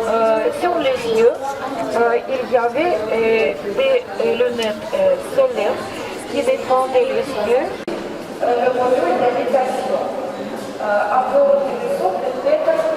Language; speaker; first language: French; non-native, learner; Russian